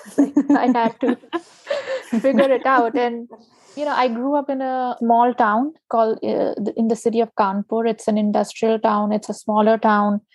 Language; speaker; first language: English; non-native, local second language; Hindi